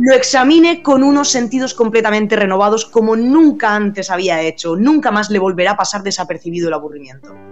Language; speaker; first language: Spanish; native; Spanish